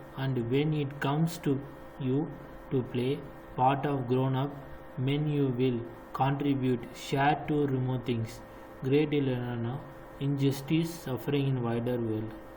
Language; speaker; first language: English; non-native, local second language; Tamil